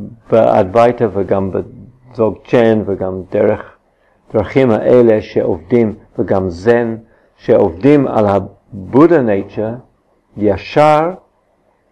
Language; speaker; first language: Hebrew; non-native, fluent; English